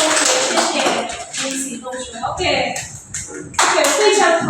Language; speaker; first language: Chinese; non-native, fluent; Indonesian